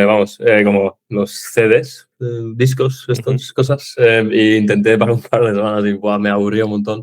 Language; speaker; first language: Spanish; early bilingual, other home language; English